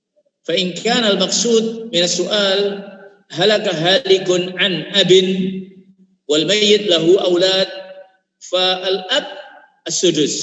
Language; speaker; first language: Arabic; non-native, fluent; Indonesian